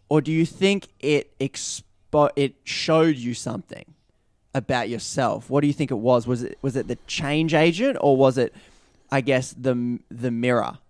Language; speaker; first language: English; native; English